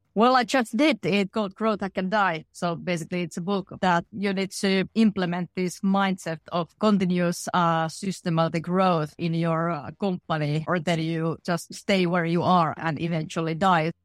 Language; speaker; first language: English; non-native, fluent; Finnish